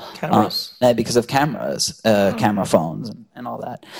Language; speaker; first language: English; native; English